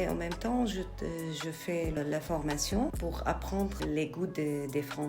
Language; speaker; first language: French; non-native, learner; Arabic